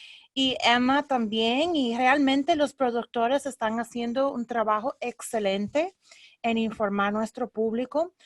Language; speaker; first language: Spanish; early bilingual, heritage; Spanish